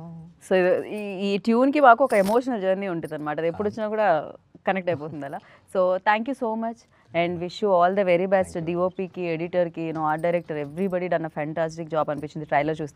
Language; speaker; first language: Telugu; native; Telugu